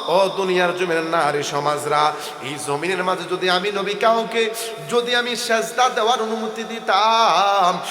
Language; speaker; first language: Bangla; non-native, local second language; Sylheti